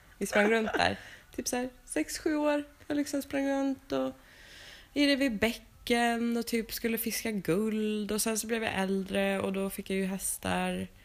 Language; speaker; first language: Swedish; native; Swedish